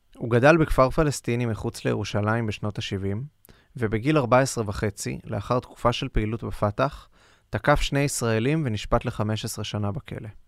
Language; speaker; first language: Hebrew; native; Hebrew